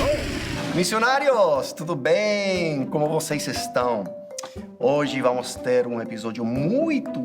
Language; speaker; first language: Portuguese; non-native, fluent; English